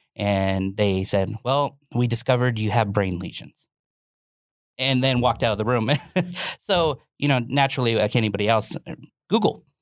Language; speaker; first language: English; native; English